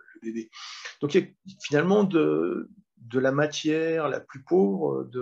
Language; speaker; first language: French; native; French